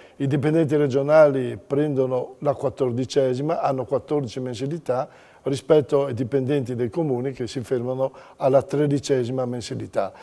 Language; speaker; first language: Italian; native; Italian